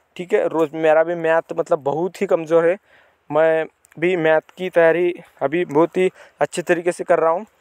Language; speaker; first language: Hindi; non-native, local second language; Marathi